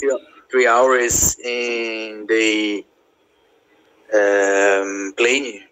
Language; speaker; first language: English; non-native, learner; Portuguese